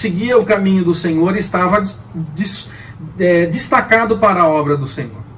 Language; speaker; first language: Portuguese; native; Portuguese